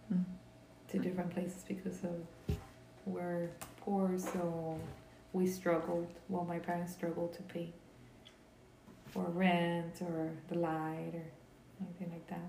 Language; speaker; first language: English; early bilingual, other home language; Spanish